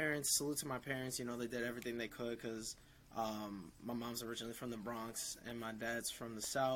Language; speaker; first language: English; native; English